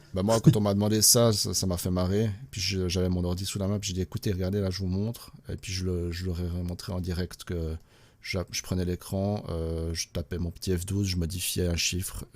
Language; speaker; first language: French; native; French